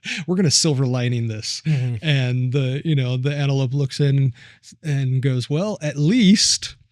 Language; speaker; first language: English; native; English